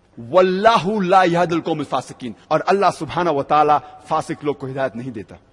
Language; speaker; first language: Urdu; native; Urdu